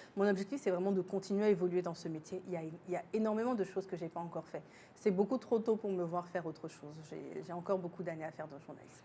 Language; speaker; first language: French; native; French